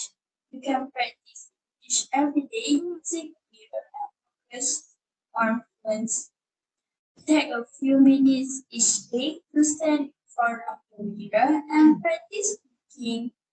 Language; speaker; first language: English; non-native, learner; Malay